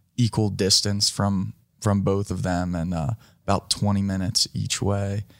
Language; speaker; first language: English; native; English